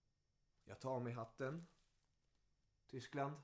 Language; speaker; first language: Swedish; early bilingual, other home language; German